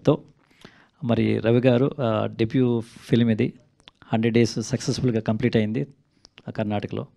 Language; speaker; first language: Telugu; native; Telugu